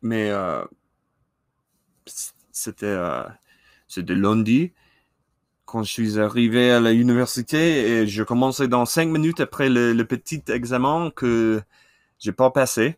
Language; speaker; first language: French; non-native, learner; English